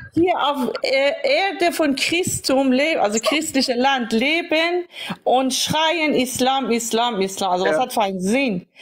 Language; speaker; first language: German; non-native, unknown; Persian